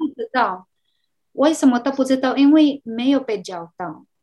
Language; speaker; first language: Chinese; non-native, fluent; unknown